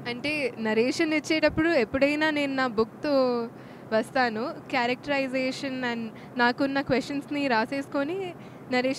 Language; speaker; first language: Telugu; non-native, fluent; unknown